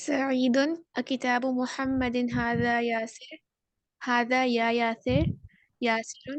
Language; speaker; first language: Arabic; non-native, learner; Urdu